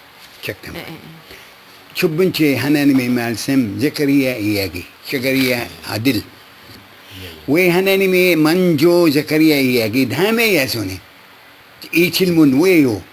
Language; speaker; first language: Korean; non-native, local second language; Arabic